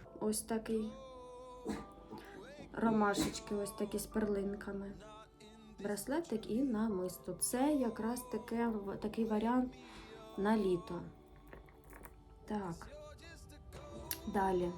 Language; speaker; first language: Ukrainian; native; Ukrainian